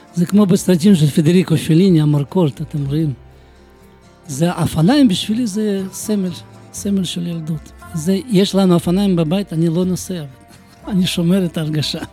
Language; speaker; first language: Hebrew; non-native, fluent; Romanian